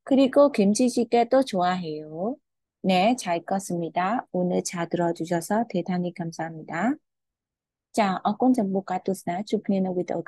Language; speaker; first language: Korean; non-native, fluent; Khmer